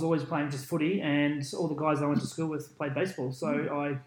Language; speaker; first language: English; native; English